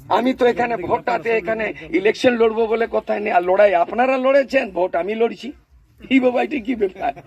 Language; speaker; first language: Bangla; non-native, local second language; Santali